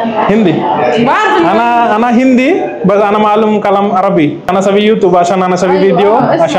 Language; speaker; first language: Arabic; non-native, learner; Telugu